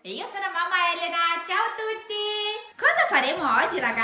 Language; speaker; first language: Italian; native; Italian